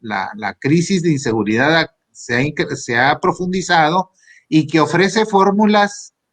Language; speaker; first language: Spanish; native; Spanish